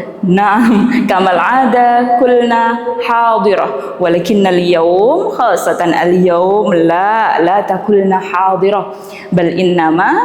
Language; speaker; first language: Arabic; non-native, fluent; Indonesian